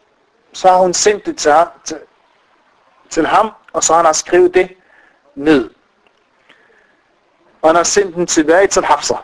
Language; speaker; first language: Danish; non-native, fluent; Arabic